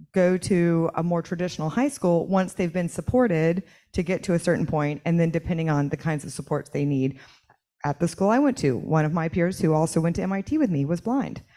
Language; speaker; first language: English; native; English